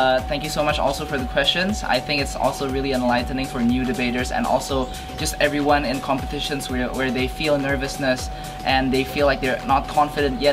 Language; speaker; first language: English; non-native, fluent; Indonesian